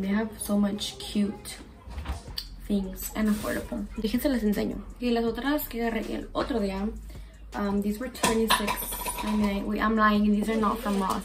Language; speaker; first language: English; early bilingual, other home language; Spanish